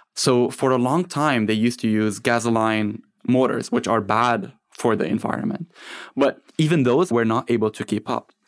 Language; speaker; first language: English; non-native, fluent; Arabic